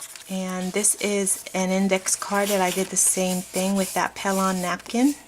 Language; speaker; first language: English; native; English